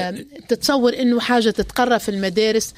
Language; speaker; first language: Arabic; native; Arabic